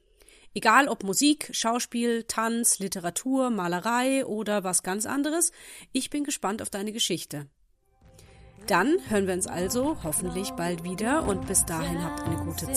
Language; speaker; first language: German; native; German